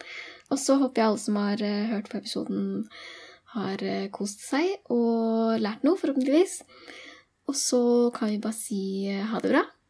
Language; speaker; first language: Norwegian; native; Norwegian